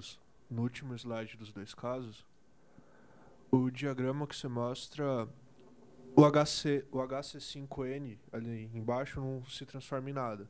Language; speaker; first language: Portuguese; native; Portuguese